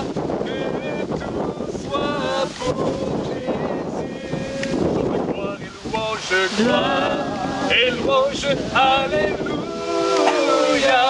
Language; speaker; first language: French; native; French